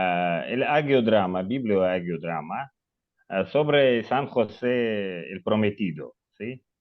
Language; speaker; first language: Spanish; non-native, learner; Russian